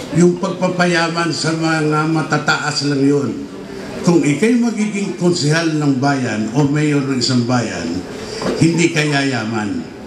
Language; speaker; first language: Filipino; native; Filipino